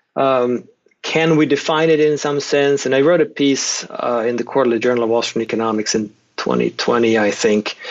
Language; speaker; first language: English; non-native, fluent; Swedish